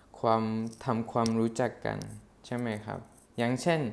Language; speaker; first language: Thai; non-native, fluent; Turkish